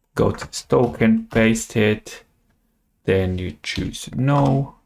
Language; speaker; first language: English; non-native, fluent; Polish